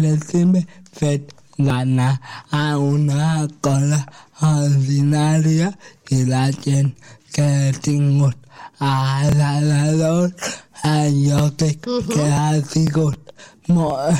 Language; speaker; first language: Catalan; non-native, local second language; Spanish